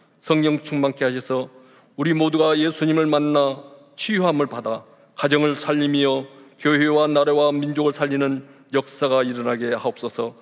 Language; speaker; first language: Korean; native; Korean